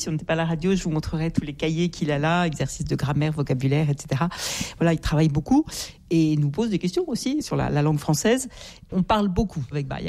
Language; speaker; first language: French; native; French